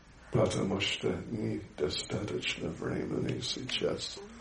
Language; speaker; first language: Russian; non-native, learner; English